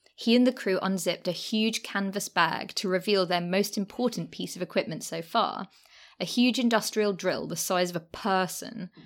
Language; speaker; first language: English; native; English